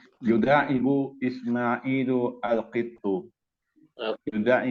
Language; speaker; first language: Arabic; non-native, learner; Indonesian